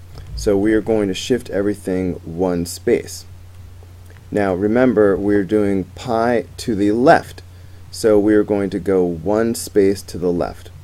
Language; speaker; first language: English; native; English